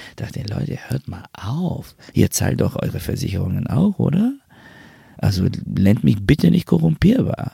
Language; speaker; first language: German; non-native, fluent; Bulgarian